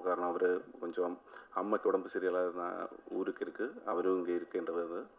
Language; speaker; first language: Tamil; non-native, learner; Malayalam